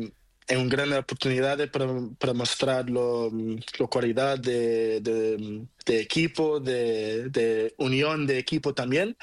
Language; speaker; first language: Spanish; non-native, learner; Portuguese